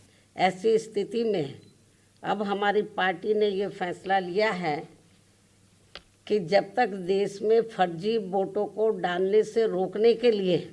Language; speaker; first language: Hindi; native; Hindi